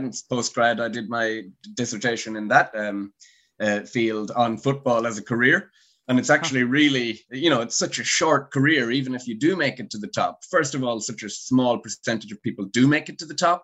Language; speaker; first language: English; native; English